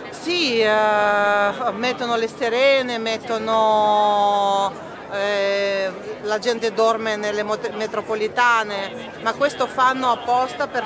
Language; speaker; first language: Italian; non-native, fluent; Russian